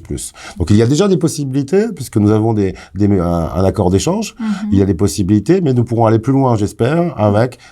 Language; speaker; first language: French; native; French